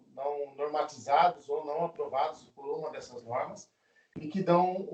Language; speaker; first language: Portuguese; native; Portuguese